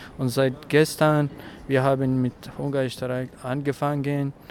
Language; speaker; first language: German; non-native, learner; Persian